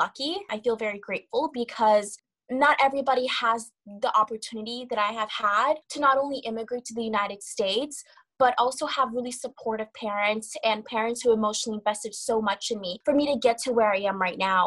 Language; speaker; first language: English; early bilingual, other home language; Kabuverdianu